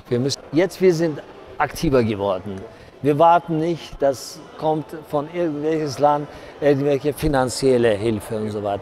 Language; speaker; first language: German; non-native, learner; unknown